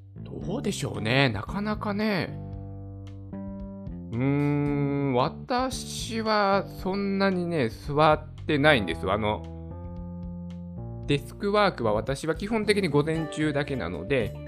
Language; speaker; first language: Japanese; native; Japanese